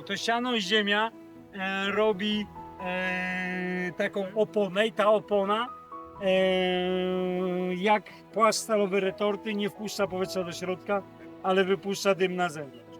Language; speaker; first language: Polish; native; Polish